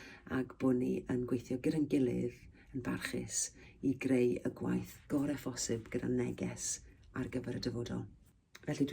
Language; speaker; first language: Welsh; native; Welsh